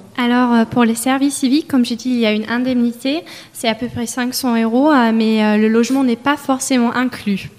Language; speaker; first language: French; non-native, fluent; German